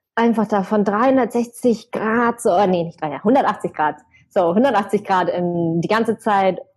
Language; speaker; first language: German; native; German